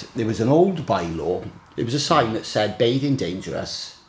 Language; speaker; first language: English; native; English